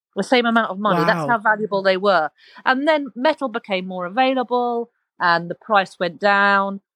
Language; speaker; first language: English; native; English